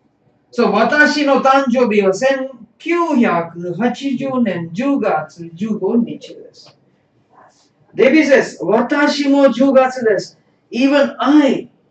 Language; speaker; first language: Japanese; non-native, fluent; Tamil